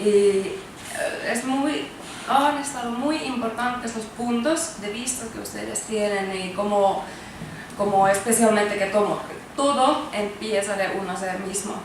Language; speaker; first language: Spanish; non-native, learner; Finnish